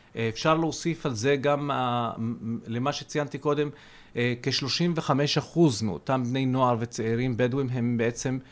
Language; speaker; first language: Hebrew; non-native, local second language; Arabic